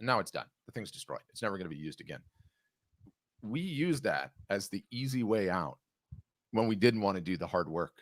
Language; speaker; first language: English; native; English